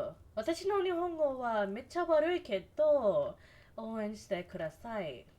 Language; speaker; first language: Japanese; non-native, learner; English